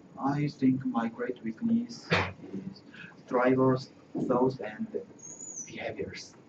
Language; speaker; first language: English; non-native, learner; Korean